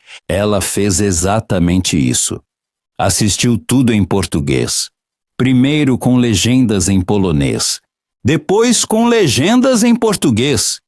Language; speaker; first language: Portuguese; non-native, fluent; Polish